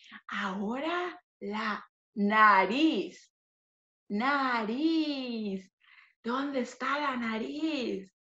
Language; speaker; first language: Spanish; non-native, fluent; English